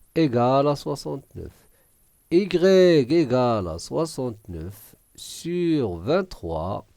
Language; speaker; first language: French; non-native, local second language; Arabic